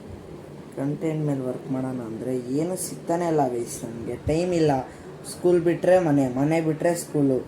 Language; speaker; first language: Kannada; native; Kannada